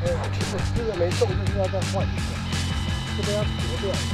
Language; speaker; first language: Chinese; native; Chinese